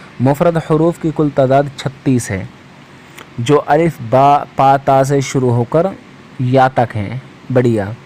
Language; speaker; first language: Urdu; native; Urdu